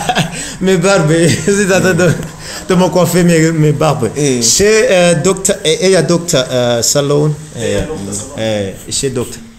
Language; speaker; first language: French; non-native, learner; Rundi